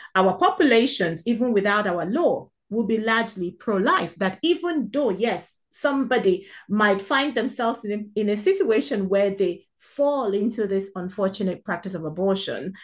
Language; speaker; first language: English; non-native, local second language; Igbo